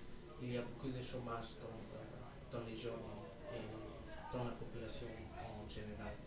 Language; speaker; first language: French; non-native, learner; English